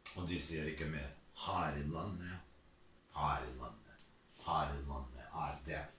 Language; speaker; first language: Norwegian; non-native, fluent; Serbian